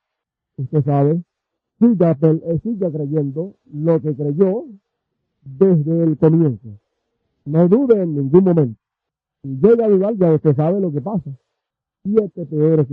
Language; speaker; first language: Spanish; native; Spanish